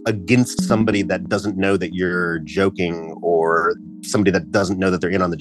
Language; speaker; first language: English; early bilingual, other home language; Japanese